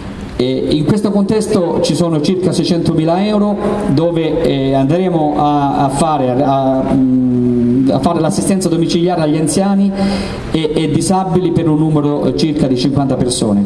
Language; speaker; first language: Italian; native; Italian